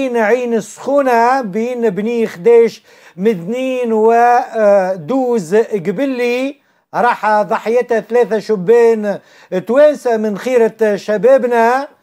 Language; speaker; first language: Arabic; native; Arabic